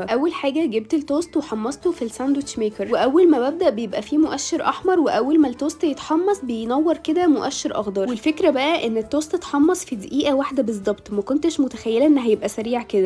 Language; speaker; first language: Arabic; native; Arabic